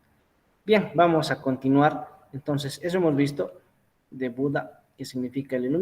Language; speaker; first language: Spanish; native; Spanish